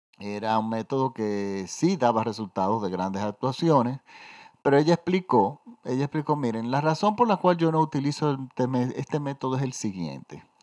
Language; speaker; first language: Spanish; native; Spanish